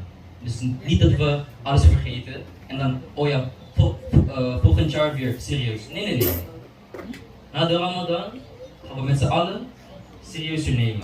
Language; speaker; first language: Dutch; early bilingual, other home language; Indonesian